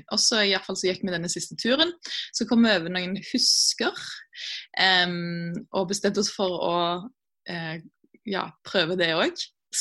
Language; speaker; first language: Norwegian; native; Norwegian